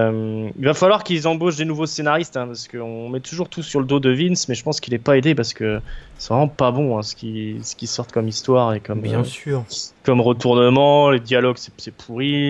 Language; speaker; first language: French; native; French